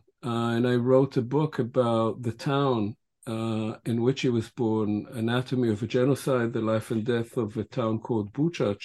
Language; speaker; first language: English; non-native, fluent; Hebrew